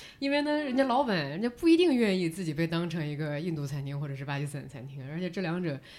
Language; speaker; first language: Chinese; native; Chinese